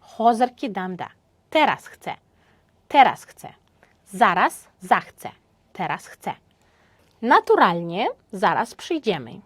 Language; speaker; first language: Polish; non-native, fluent; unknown